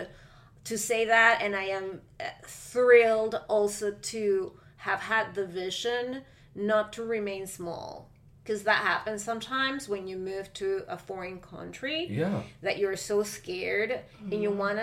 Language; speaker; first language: English; non-native, fluent; Spanish